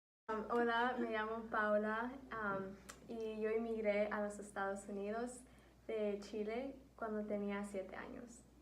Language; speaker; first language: Spanish; early bilingual, heritage; Spanish